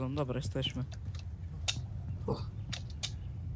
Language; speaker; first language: Polish; native; Polish